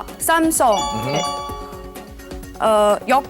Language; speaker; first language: Korean; non-native, learner; English